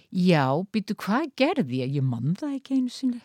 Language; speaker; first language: Icelandic; native; Icelandic